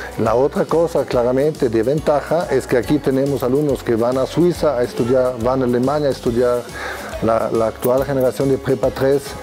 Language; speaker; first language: Spanish; non-native, fluent; German